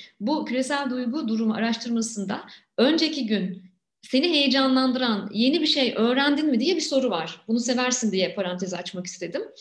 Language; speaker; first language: Turkish; native; Turkish